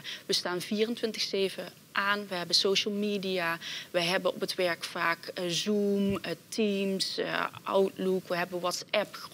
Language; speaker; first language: Dutch; native; Dutch